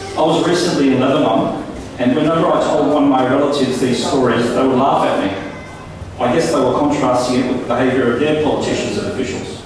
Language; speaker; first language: English; non-native, local second language; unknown